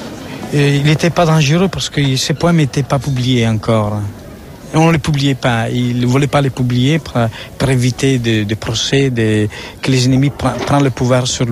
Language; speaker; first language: French; non-native, fluent; Italian